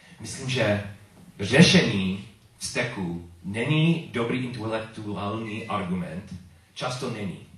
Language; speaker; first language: Czech; non-native, learner; English